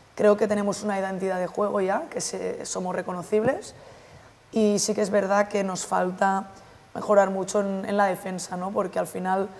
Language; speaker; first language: Spanish; native; Spanish